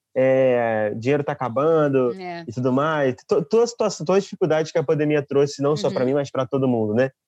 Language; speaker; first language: Portuguese; native; Portuguese